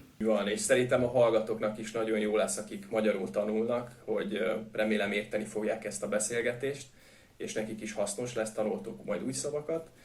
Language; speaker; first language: Hungarian; native; Hungarian